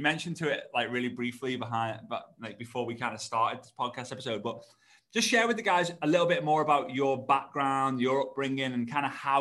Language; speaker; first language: English; native; English